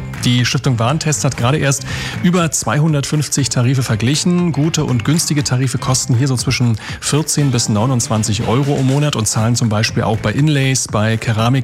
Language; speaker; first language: German; native; German